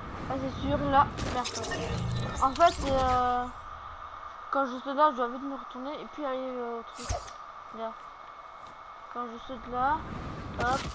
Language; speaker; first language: French; native; French